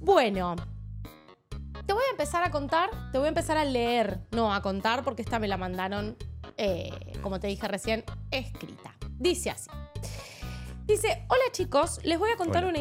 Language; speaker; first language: Spanish; native; Spanish